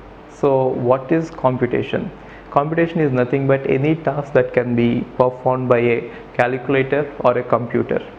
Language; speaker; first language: English; non-native, local second language; Telugu